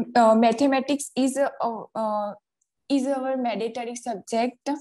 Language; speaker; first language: English; non-native, local second language; Gujarati